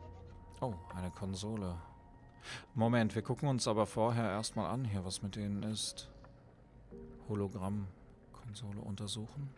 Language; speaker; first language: German; native; German